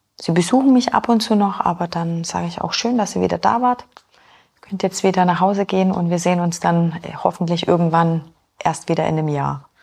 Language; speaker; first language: German; early bilingual, other home language; Polish